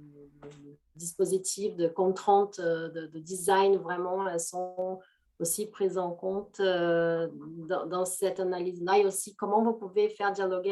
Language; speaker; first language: French; non-native, fluent; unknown